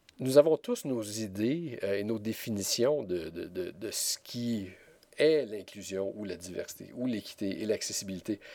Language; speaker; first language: French; native; French